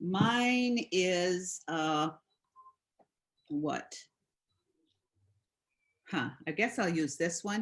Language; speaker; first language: English; native; English